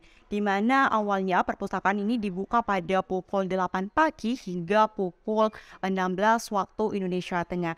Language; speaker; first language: Indonesian; native; Indonesian